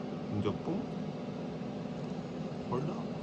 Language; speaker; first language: Korean; non-native, learner; French